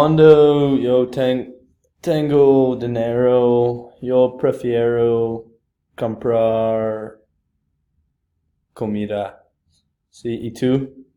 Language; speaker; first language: Spanish; non-native, learner; English